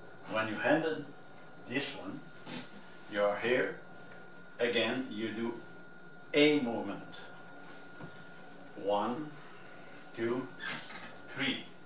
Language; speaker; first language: English; non-native, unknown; French